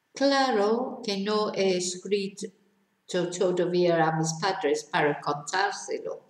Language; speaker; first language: Spanish; non-native, fluent; English